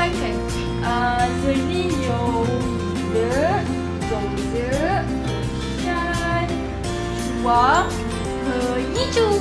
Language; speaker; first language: Chinese; non-native, learner; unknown